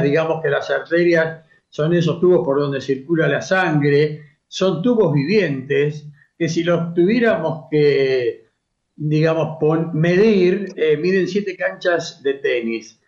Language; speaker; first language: Spanish; native; Spanish